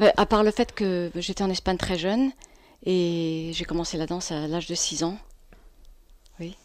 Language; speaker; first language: French; non-native, fluent; English